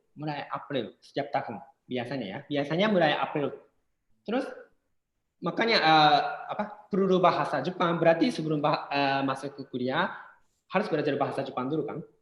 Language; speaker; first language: Indonesian; non-native, fluent; Japanese